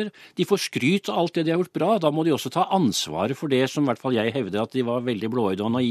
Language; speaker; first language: Norwegian; native; Norwegian